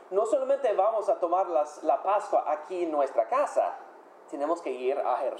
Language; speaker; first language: Spanish; non-native, fluent; English